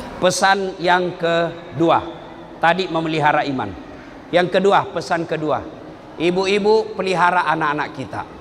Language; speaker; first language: Indonesian; non-native, local second language; Buginese